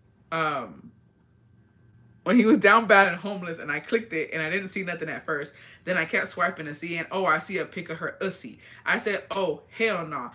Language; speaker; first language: English; early bilingual, other home language; Spanish